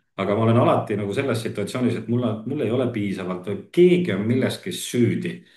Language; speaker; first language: Estonian; native; Estonian